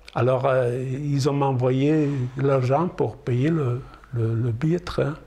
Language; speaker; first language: French; non-native, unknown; Polish